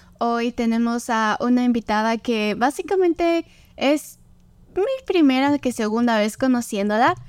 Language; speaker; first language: Spanish; native; Spanish